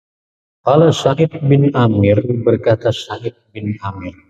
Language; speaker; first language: Indonesian; non-native, local second language; Banjar